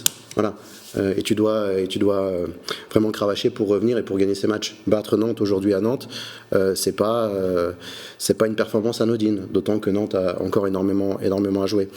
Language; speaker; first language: French; native; French